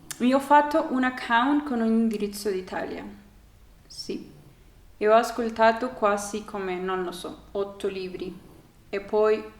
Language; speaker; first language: Italian; non-native, learner; Spanish